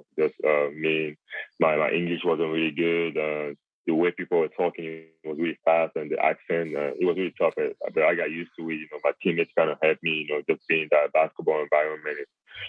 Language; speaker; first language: English; non-native, local second language; French